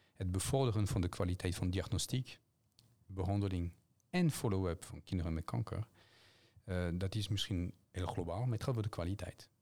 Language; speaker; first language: Dutch; non-native, fluent; French